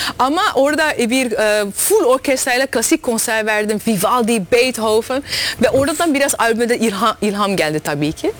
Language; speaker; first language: Turkish; early bilingual, heritage; Dutch